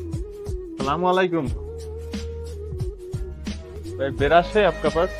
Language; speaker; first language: Hindi; non-native, learner; Bangla